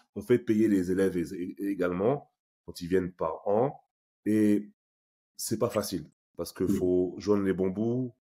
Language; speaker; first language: French; native; French